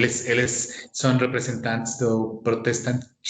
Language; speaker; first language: Portuguese; non-native, fluent; Spanish